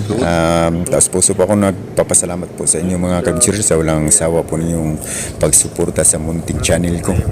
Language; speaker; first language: Filipino; non-native, local second language; Cebuano